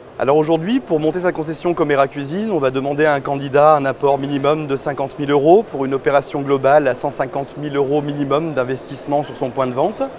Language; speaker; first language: French; native; French